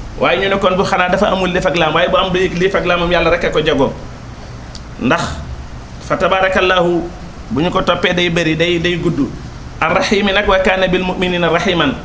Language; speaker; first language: Wolof; native; Wolof